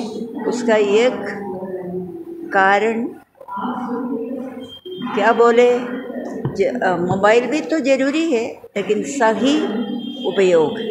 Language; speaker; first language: Hindi; non-native, local second language; Malayalam